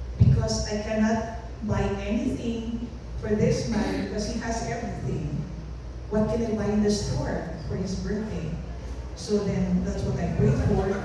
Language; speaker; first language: English; non-native, local second language; Filipino